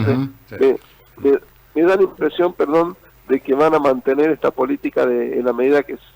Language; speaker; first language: Spanish; native; Spanish